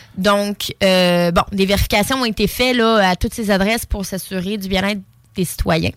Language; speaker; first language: French; native; French